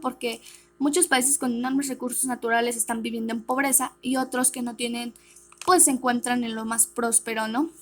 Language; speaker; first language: Spanish; native; Spanish